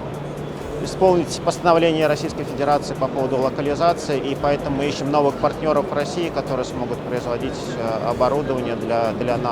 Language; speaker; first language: Russian; native; Russian